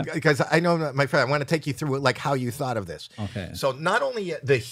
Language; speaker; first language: English; native; English